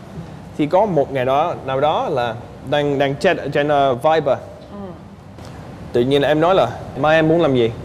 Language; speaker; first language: Vietnamese; non-native, fluent; English